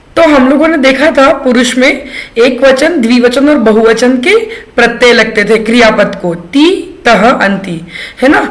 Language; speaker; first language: Hindi; non-native, local second language; Marathi